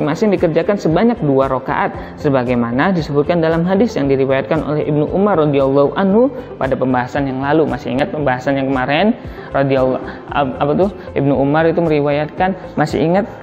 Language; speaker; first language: Indonesian; native; Indonesian